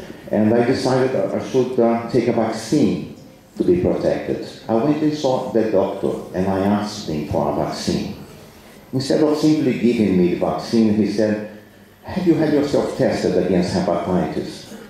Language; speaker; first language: English; non-native, fluent; Portuguese